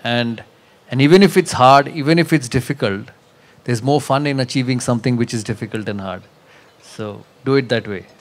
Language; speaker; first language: English; non-native, local second language; Bangla